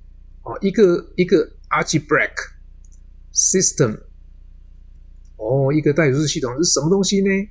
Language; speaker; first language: Chinese; native; Chinese